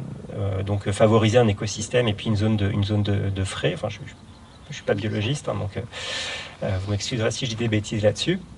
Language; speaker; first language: French; native; French